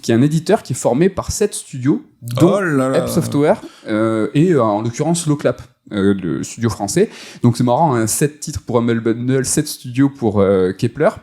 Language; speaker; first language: French; native; French